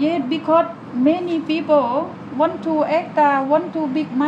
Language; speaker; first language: English; non-native, learner; Thai